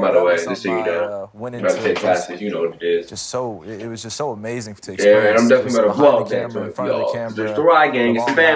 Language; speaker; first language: English; native; English